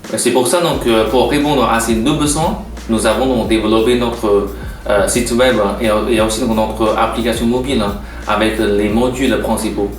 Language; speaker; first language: French; non-native, fluent; Chinese